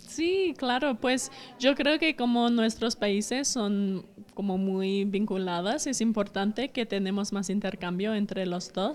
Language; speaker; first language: Spanish; non-native, fluent; English